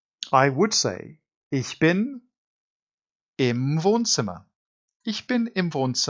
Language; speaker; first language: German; non-native, fluent; English